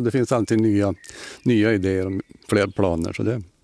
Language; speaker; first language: Swedish; native; Swedish